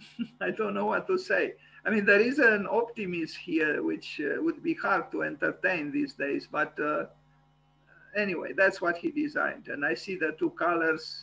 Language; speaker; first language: English; non-native, fluent; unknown